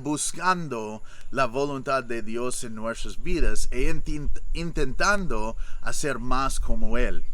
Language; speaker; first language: Spanish; non-native, fluent; English